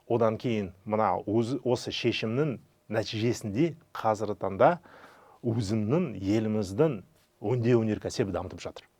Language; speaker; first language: Kazakh; non-native, fluent; Russian